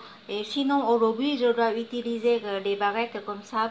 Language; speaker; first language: French; non-native, learner; Vietnamese